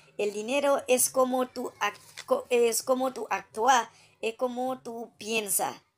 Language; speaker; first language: Spanish; non-native, fluent; Haitian Creole